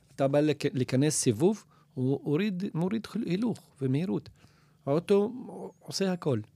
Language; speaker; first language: Hebrew; non-native, local second language; Arabic